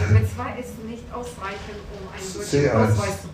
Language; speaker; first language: German; non-native, learner; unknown